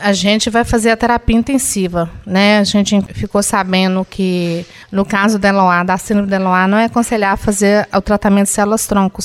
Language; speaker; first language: Portuguese; native; Portuguese